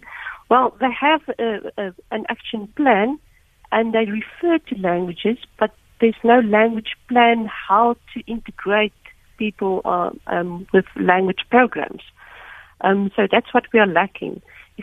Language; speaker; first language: English; non-native, local second language; Afrikaans